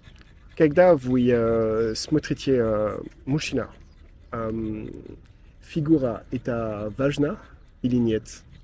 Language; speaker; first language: Russian; non-native, learner; French